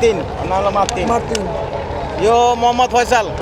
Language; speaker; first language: English; non-native, learner; Bangla